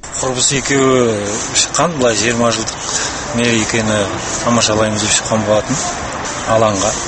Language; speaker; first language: Kazakh; early bilingual, heritage; Kazakh